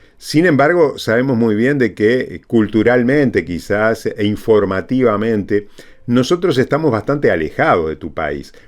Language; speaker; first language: Spanish; native; Spanish